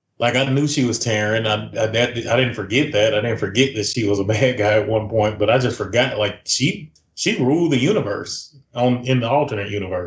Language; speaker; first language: English; native; English